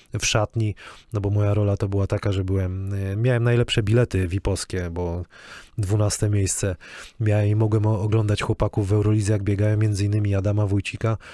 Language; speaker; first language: Polish; native; Polish